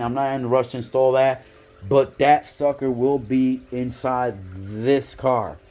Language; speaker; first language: English; native; English